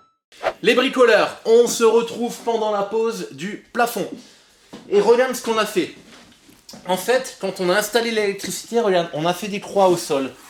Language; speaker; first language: French; native; French